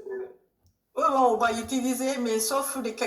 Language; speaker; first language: French; non-native, learner; Japanese